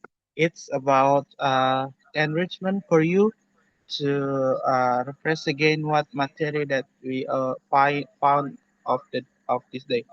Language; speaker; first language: English; non-native, learner; Indonesian